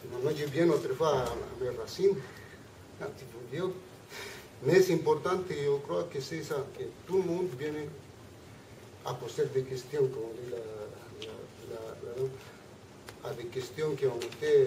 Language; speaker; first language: French; non-native, learner; Spanish